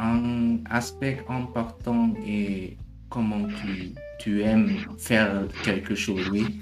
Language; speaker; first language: French; non-native, learner; German